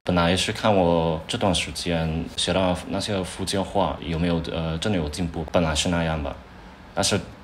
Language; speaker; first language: Chinese; early bilingual, other home language; English